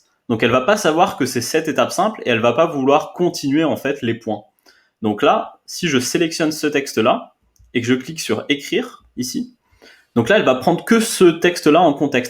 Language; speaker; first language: French; native; French